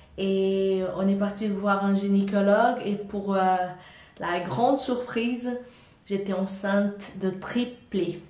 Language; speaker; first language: French; non-native, fluent; Portuguese